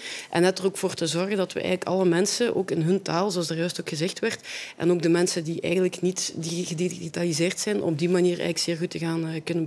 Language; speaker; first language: Dutch; native; Dutch